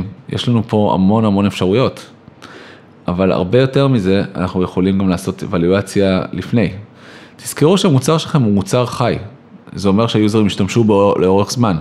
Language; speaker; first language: Hebrew; native; Hebrew